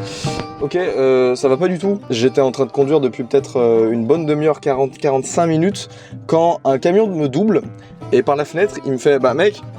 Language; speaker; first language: French; native; French